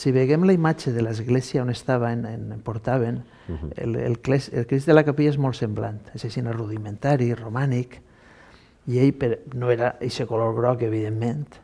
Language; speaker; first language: Catalan; native; Catalan